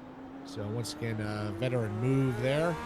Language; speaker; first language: English; native; English